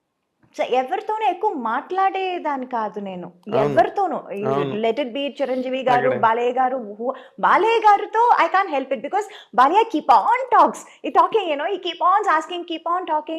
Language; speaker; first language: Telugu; non-native, local second language; Tamil